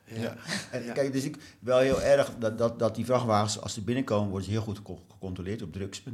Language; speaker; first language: Dutch; native; Dutch